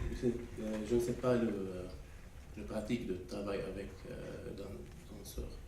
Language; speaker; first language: French; non-native, learner; Arabic